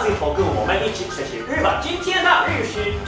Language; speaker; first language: Chinese; non-native, fluent; Japanese